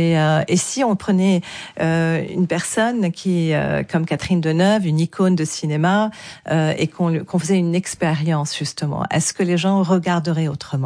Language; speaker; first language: French; non-native, local second language; Arabic